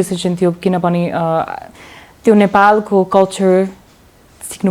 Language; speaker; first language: Nepali; early bilingual, heritage; English